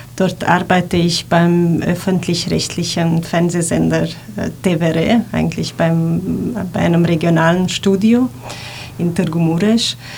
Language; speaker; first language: German; non-native, fluent; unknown